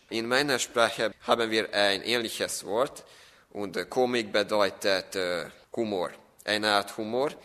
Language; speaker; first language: German; non-native, fluent; Hungarian